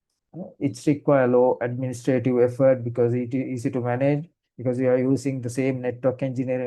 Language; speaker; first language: English; non-native, fluent; Sinhala